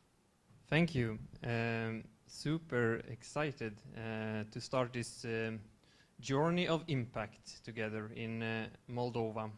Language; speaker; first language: English; non-native, fluent; Swedish